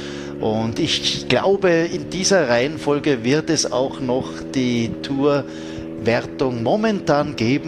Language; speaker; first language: German; native; German